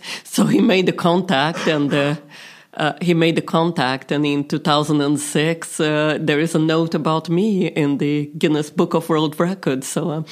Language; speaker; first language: English; non-native, fluent; Portuguese